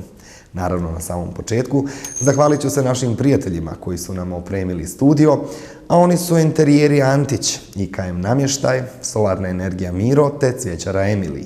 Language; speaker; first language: Bosnian; native; Bosnian